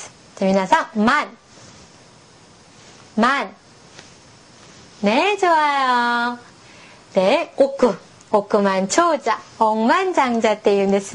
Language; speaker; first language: Japanese; non-native, fluent; Korean